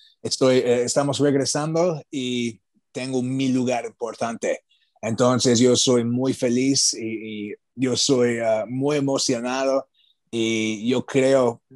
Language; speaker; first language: Spanish; non-native, learner; English